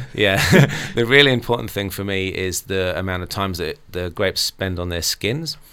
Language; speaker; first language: English; native; English